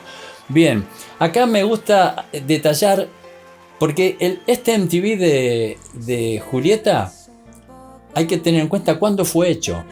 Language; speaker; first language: Spanish; native; Spanish